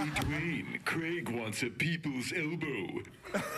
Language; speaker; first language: English; native; English